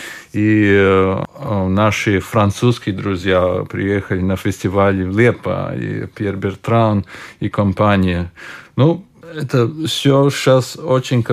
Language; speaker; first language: Russian; non-native, local second language; Latvian